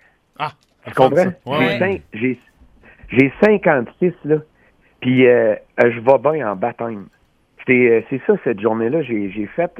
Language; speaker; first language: French; native; French